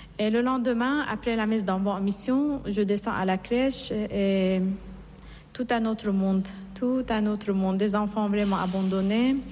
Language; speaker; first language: French; non-native, fluent; Persian